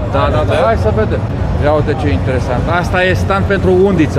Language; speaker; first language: Romanian; native; Romanian